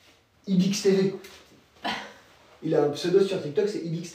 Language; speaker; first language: French; native; French